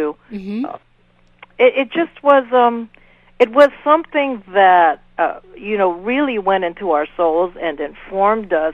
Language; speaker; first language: English; native; English